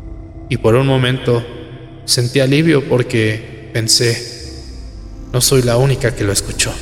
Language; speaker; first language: Spanish; native; Spanish